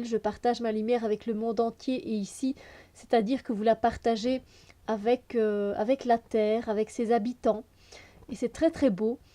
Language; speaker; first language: French; native; French